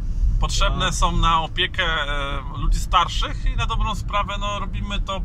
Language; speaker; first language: Polish; native; Polish